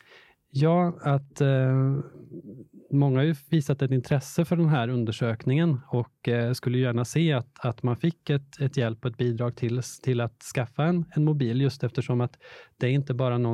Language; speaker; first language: Swedish; native; Swedish